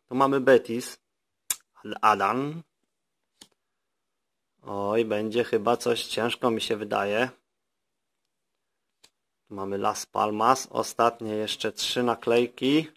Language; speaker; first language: Polish; native; Polish